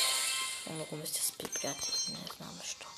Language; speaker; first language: Bulgarian; non-native, local second language; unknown